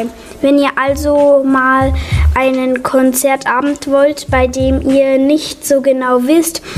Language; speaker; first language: German; native; German